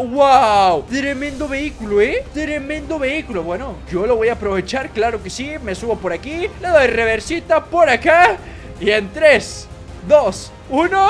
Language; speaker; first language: Spanish; native; Spanish